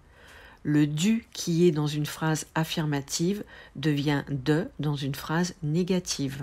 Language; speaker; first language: French; native; French